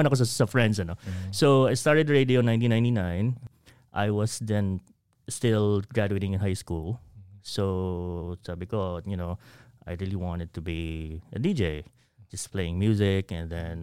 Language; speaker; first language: English; non-native, local second language; Hiligaynon